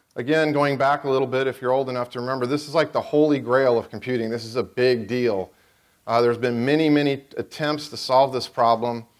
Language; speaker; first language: English; native; English